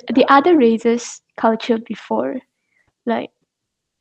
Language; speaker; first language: English; non-native, local second language; Chinese